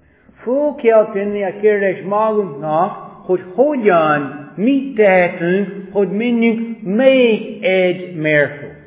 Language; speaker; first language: Hungarian; non-native, fluent; English